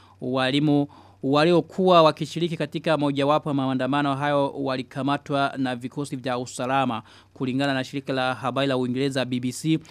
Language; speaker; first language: Swahili; non-native, local second language; Rundi